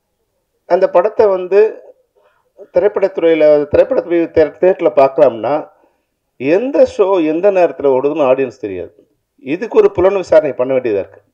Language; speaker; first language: Tamil; native; Tamil